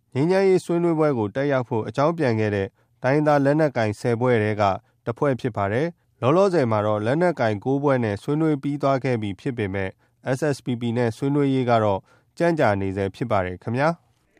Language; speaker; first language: Burmese; native; Burmese